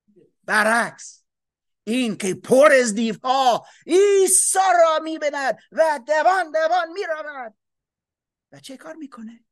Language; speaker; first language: Persian; non-native, learner; English